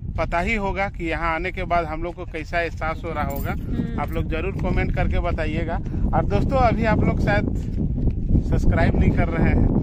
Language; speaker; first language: Hindi; native; Hindi